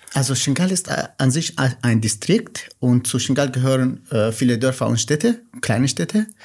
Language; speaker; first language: German; non-native, fluent; Kurdish